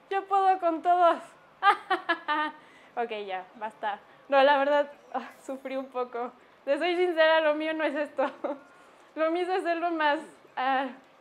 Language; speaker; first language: Spanish; native; Spanish